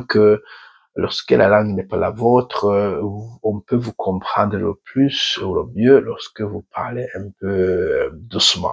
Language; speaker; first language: French; non-native, local second language; Rundi